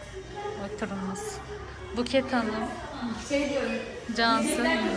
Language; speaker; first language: Turkish; non-native, fluent; Uzbek